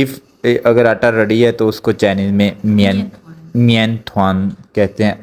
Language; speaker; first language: Hindi; non-native, local second language; Punjabi